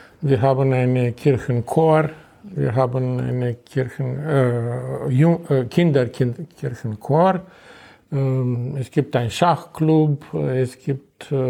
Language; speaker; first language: German; non-native, fluent; Romanian